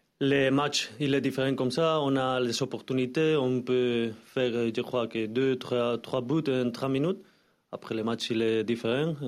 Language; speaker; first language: French; non-native, learner; Spanish